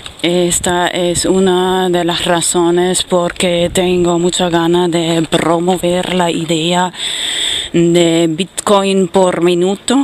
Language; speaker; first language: Spanish; non-native, fluent; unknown